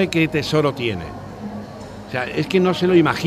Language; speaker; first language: Spanish; native; Spanish